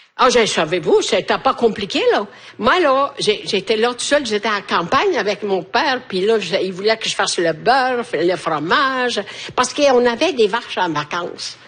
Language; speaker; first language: French; non-native, fluent; Italian